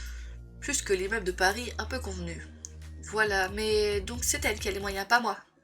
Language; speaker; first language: French; native; French